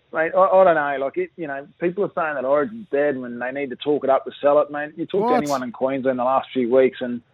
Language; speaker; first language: English; native; English